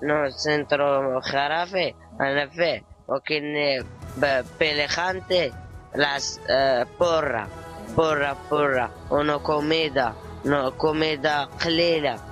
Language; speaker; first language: Spanish; non-native, learner; Arabic